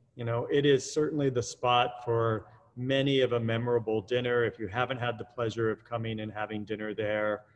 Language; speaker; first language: English; native; English